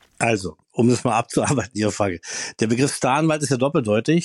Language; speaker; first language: German; native; German